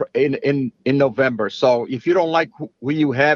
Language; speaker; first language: English; early bilingual, other home language; Italian